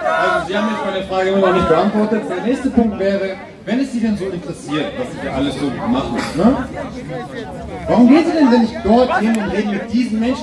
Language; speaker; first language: German; native; German